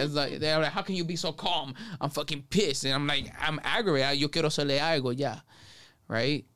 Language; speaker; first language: English; early bilingual, other home language; Spanish